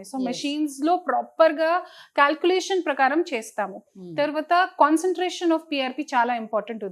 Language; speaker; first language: Telugu; non-native, fluent; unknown